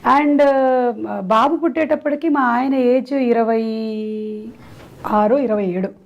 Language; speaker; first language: Telugu; non-native, local second language; Malayalam